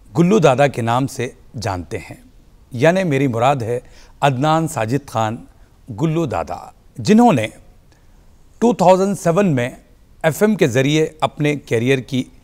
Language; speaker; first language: Hindi; native; Hindi